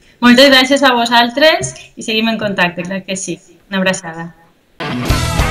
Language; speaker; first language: Catalan; native; Catalan